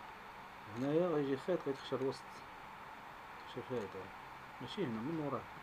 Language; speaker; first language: Arabic; native; Arabic